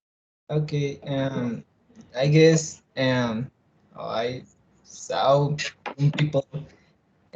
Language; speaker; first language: English; non-native, learner; Spanish